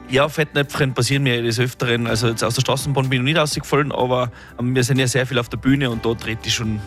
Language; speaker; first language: German; native; German